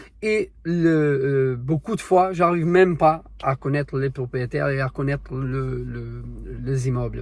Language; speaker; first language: French; non-native, learner; Portuguese